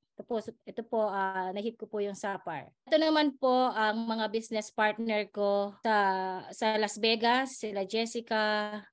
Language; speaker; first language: Filipino; native; Filipino